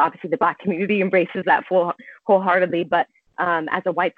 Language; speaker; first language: English; native; English